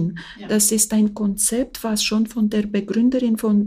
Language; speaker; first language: German; non-native, fluent; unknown